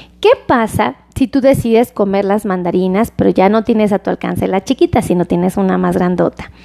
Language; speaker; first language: Spanish; native; Spanish